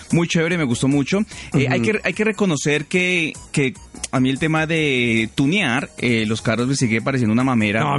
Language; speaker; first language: Spanish; native; Spanish